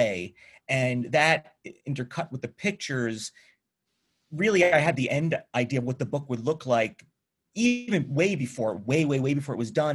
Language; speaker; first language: English; native; English